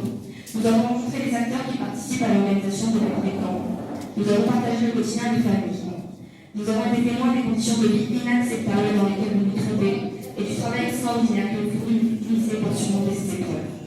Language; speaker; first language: French; native; French